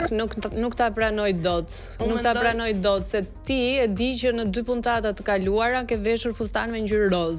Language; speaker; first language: Albanian; native; Albanian